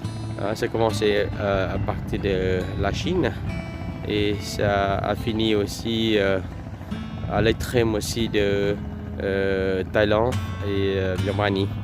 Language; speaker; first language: French; non-native, fluent; Vietnamese